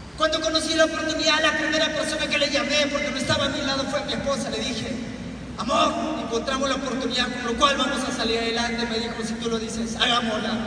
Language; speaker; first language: Spanish; non-native, local second language; Quechua